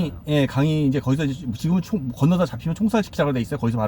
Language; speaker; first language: Korean; native; Korean